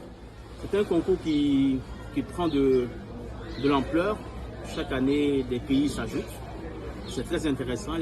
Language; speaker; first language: French; non-native, local second language; Bambara